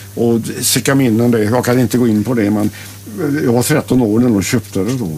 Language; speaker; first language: Swedish; native; Swedish